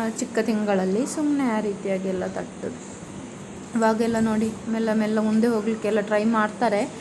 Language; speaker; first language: Kannada; non-native, local second language; Tulu